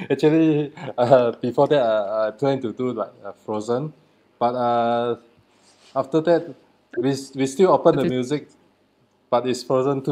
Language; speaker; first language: English; non-native, learner; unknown